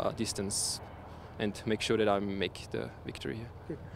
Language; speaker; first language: English; non-native, fluent; German